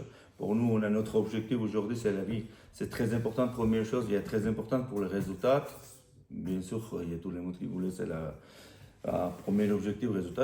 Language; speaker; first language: French; non-native, learner; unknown